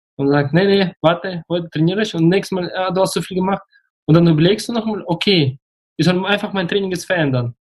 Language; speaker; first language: German; early bilingual, other home language; Russian